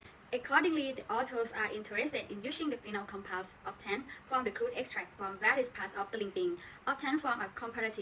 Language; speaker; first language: English; non-native, learner; Thai